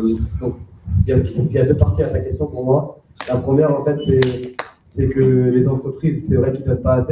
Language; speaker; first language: French; native; French